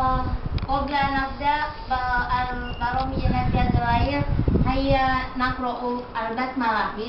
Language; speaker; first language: Arabic; non-native, learner; Indonesian